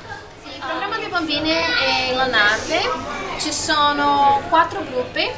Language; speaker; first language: Italian; non-native, learner; Spanish